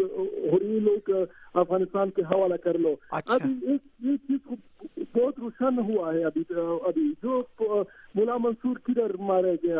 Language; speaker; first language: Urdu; non-native, learner; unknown